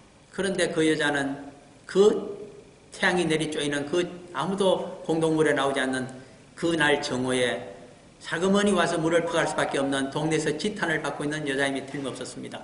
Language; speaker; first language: Korean; native; Korean